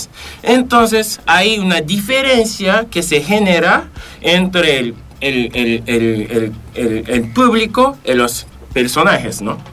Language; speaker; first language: Spanish; non-native, fluent; Japanese